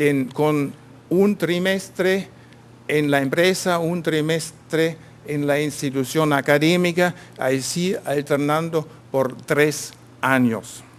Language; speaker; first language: Spanish; non-native, fluent; German